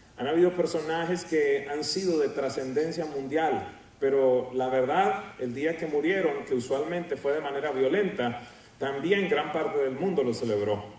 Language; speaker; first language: Spanish; native; Spanish